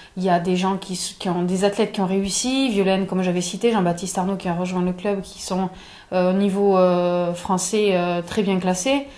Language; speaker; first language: French; native; French